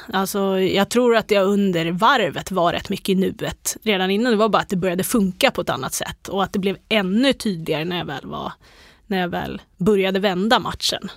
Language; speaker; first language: Swedish; native; Swedish